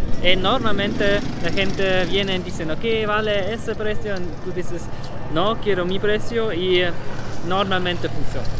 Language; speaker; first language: Spanish; non-native, learner; German